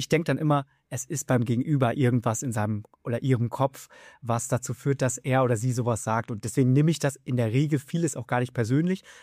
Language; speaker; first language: German; early bilingual, other home language; Vietnamese